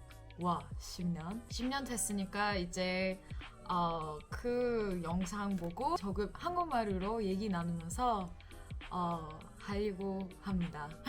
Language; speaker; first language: Korean; non-native, fluent; English